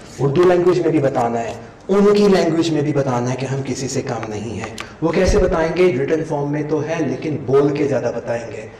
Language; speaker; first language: Urdu; non-native, local second language; Punjabi